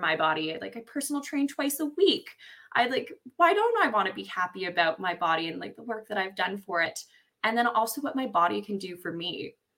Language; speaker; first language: English; native; English